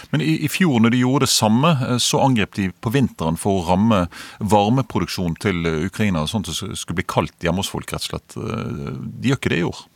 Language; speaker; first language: Norwegian; native; Norwegian